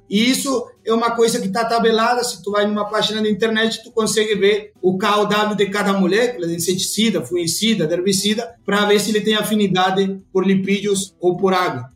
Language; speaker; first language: Portuguese; non-native, fluent; Spanish